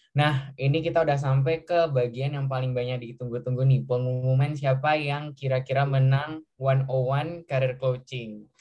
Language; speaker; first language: Indonesian; native; Indonesian